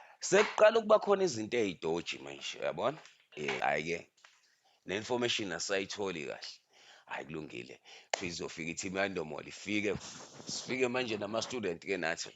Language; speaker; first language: Zulu; native; Zulu